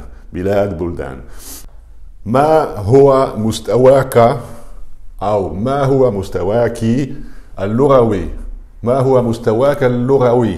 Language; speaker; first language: Arabic; non-native, fluent; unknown